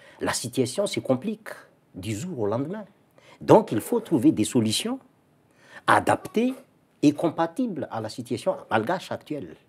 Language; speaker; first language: French; non-native, local second language; Malagasy